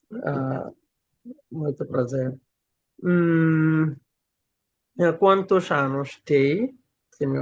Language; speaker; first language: Portuguese; non-native, learner; Bangla